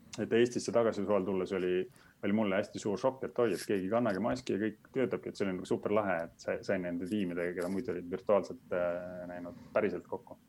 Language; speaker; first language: Estonian; native; Estonian